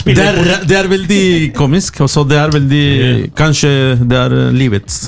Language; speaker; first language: Norwegian; non-native, fluent; Spanish